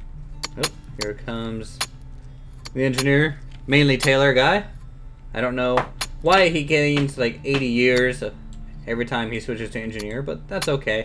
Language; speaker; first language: English; native; English